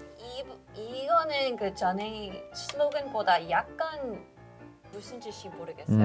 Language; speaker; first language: Korean; non-native, fluent; English